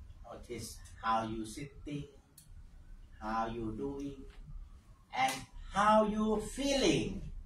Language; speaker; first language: English; non-native, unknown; Thai